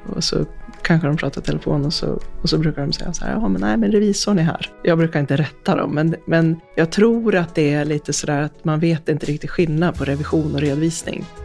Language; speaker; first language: Swedish; native; Swedish